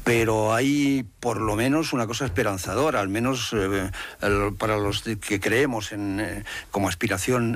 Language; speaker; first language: Spanish; native; Spanish